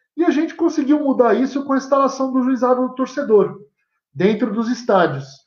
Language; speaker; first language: Portuguese; native; Portuguese